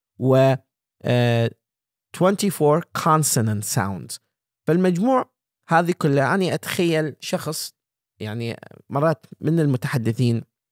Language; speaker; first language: Arabic; native; Arabic